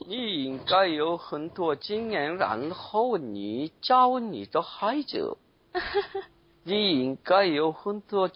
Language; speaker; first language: Chinese; non-native, learner; Korean